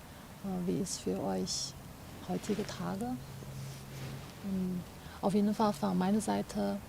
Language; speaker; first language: German; non-native, fluent; Chinese